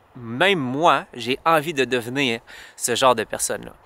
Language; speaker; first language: French; native; French